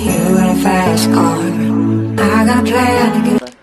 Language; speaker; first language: English; non-native, learner; Indonesian